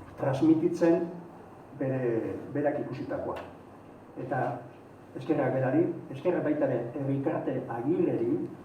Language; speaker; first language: Basque; native; Basque